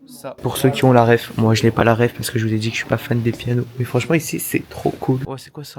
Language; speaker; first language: French; native; French